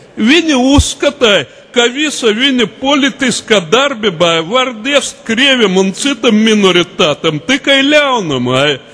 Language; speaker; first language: Latvian; non-native, local second language; Russian